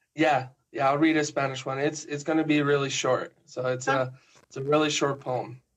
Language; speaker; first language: English; non-native, fluent; Spanish